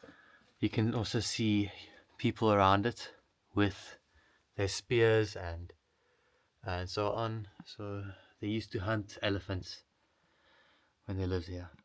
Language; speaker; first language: English; native; English